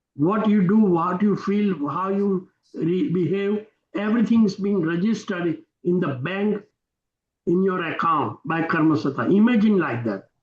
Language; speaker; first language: English; non-native, local second language; Gujarati